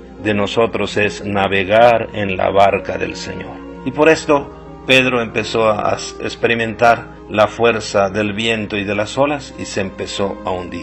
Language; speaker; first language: Spanish; native; Spanish